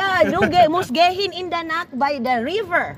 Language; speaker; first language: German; non-native, learner; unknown